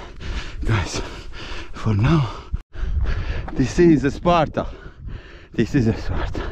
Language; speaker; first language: English; non-native, learner; Persian